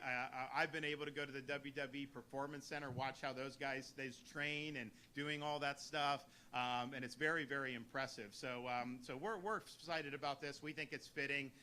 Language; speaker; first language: English; native; English